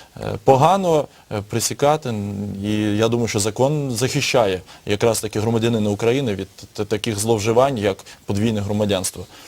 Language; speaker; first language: Ukrainian; native; Ukrainian